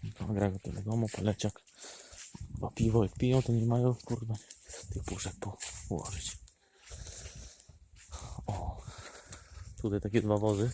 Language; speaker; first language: Polish; native; Polish